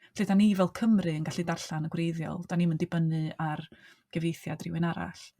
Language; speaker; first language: Welsh; native; Welsh